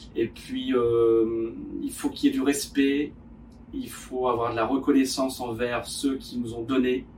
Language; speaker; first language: French; native; French